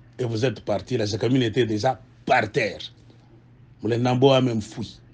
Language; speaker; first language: French; non-native, local second language; Swahili